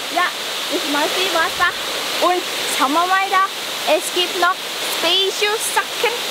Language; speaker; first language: German; non-native, learner; Thai